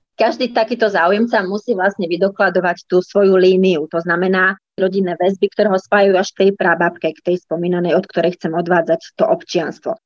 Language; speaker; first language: Slovak; native; Slovak